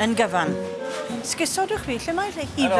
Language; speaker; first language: Welsh; non-native, learner; English